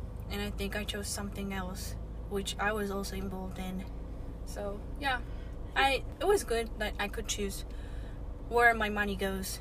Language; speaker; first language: English; non-native, fluent; Japanese